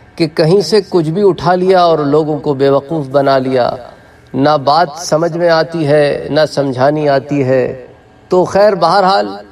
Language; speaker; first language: Urdu; non-native, local second language; Punjabi